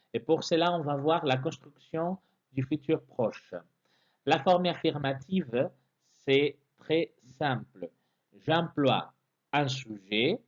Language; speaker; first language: French; non-native, fluent; Spanish